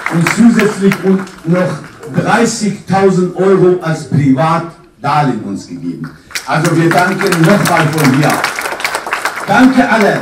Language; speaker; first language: German; non-native, fluent; Kurdish